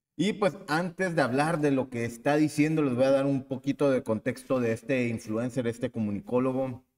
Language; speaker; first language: Spanish; native; Spanish